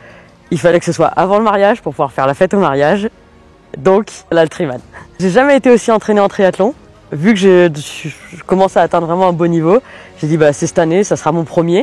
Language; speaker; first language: French; native; French